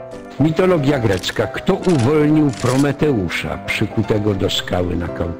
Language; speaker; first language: Polish; native; Polish